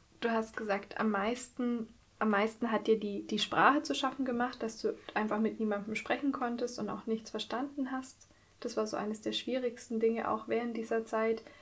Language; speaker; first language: German; native; German